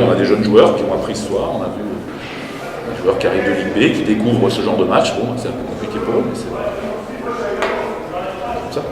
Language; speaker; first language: French; native; French